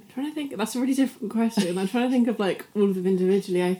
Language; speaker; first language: English; native; English